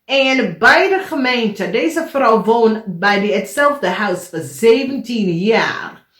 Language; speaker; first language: Dutch; non-native, learner; English